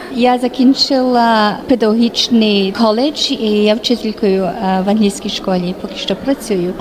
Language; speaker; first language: Ukrainian; early bilingual, heritage; Ukrainian